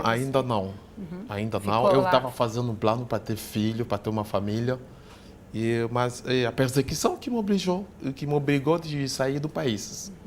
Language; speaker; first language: Portuguese; non-native, fluent; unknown